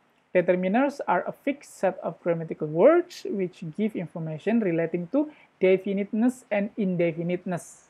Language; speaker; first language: English; non-native, fluent; Indonesian